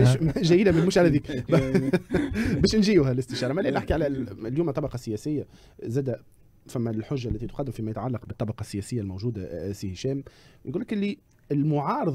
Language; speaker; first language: Arabic; native; Arabic